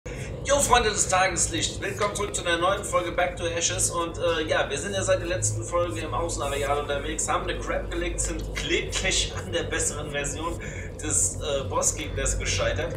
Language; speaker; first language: German; native; German